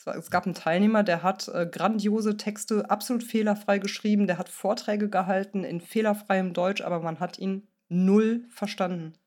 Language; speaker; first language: German; native; German